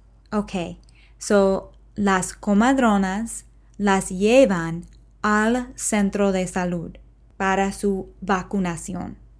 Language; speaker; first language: Spanish; non-native, fluent; English